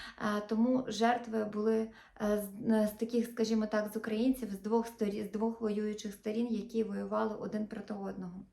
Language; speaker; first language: Ukrainian; non-native, local second language; Russian